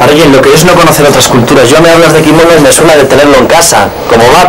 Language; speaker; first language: Spanish; native; Spanish